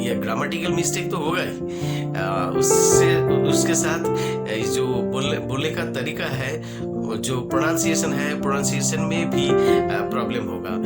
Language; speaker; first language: Hindi; non-native, local second language; Bangla